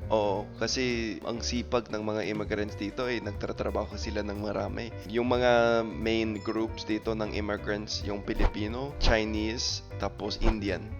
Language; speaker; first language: Filipino; non-native, fluent; English